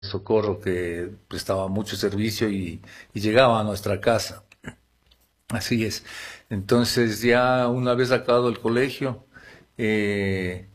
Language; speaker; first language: Spanish; non-native, local second language; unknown